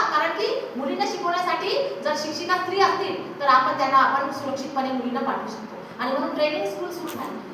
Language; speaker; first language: Marathi; non-native, local second language; Urdu